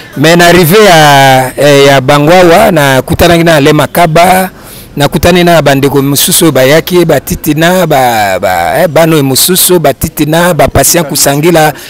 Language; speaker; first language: Lingala; native; Lingala